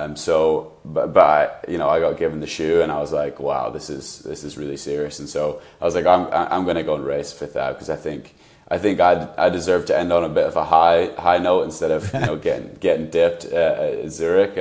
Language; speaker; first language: English; native; English